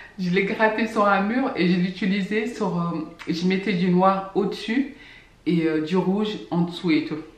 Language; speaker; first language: French; non-native, local second language; Fula